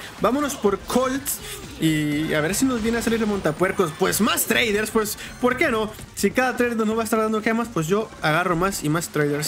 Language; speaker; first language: Spanish; native; Spanish